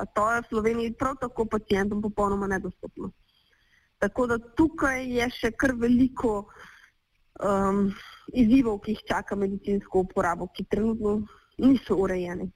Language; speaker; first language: Slovenian; native; Slovenian